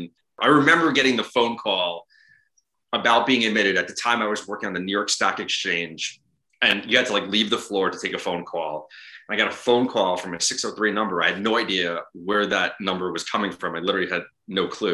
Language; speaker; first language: English; native; English